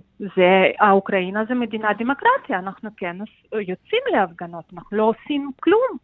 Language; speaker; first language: Hebrew; non-native, fluent; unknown